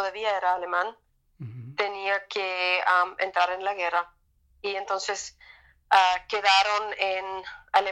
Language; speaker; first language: Spanish; non-native, fluent; German